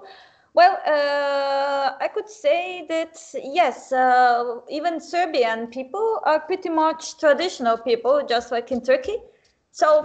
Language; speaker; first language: English; non-native, fluent; Serbian